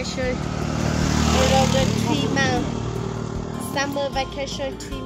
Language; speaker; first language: English; non-native, learner; Hmong